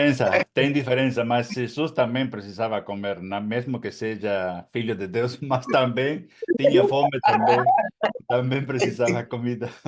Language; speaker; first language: Portuguese; non-native, fluent; Spanish